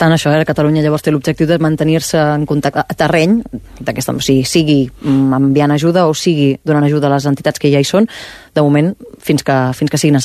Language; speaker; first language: Catalan; native; Catalan